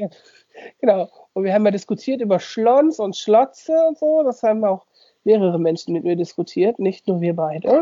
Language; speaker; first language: German; native; German